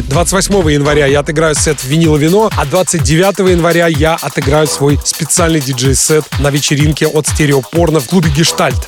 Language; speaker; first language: Russian; native; Russian